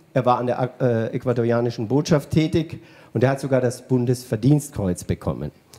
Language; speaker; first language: German; native; German